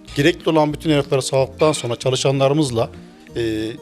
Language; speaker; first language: Turkish; native; Turkish